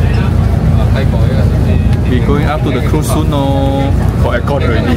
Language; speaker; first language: English; non-native, local second language; Chinese